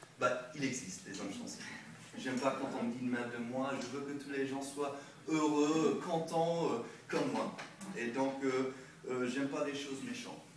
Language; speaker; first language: French; non-native, fluent; English